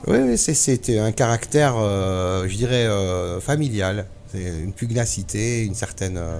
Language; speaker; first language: French; early bilingual, other home language; Arabic